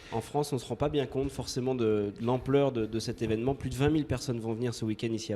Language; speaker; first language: French; native; French